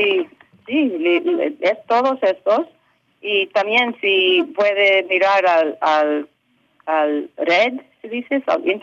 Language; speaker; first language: Spanish; early bilingual, heritage; English